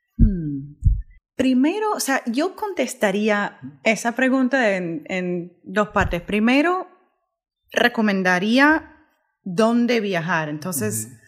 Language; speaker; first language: Spanish; early bilingual, heritage; Spanish